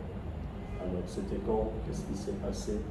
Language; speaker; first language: French; non-native, fluent; Bangla